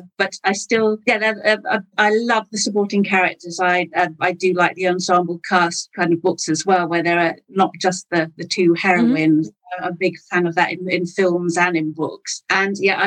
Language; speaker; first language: English; native; English